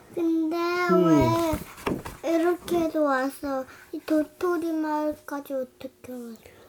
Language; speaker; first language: Korean; native; Korean